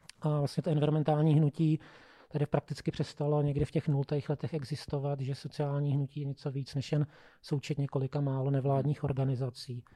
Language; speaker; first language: Czech; native; Czech